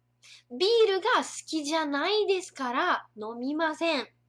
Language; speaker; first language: Japanese; non-native, fluent; Portuguese